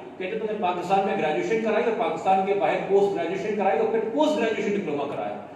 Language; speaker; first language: Urdu; non-native, local second language; Sindhi